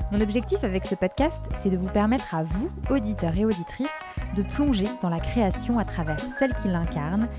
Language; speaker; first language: French; native; French